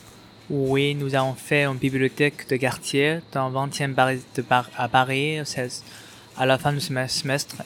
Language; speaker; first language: French; non-native, fluent; Chinese